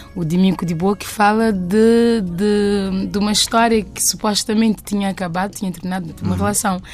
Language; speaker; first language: Portuguese; non-native, local second language; Kabuverdianu